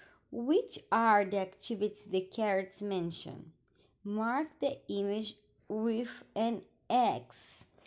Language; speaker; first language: English; non-native, fluent; Portuguese